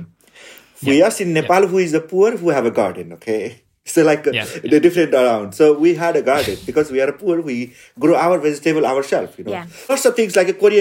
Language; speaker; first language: English; non-native, local second language; Nepali